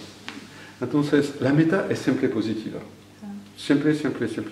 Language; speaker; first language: Spanish; non-native, fluent; French